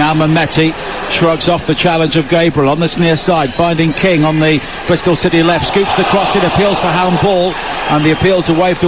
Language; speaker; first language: English; native; English